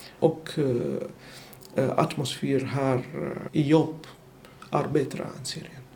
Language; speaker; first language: Swedish; non-native, learner; Arabic